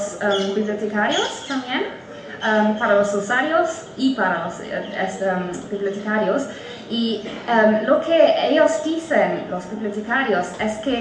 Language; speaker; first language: Spanish; non-native, fluent; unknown